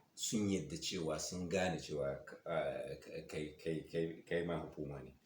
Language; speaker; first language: Hausa; non-native, local second language; Fula